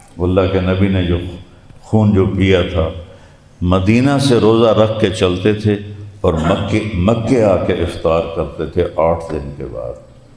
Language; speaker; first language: Urdu; non-native, local second language; Punjabi